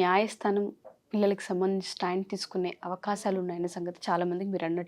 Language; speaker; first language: Telugu; native; Telugu